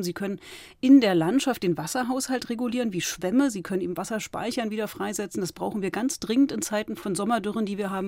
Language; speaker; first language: German; native; German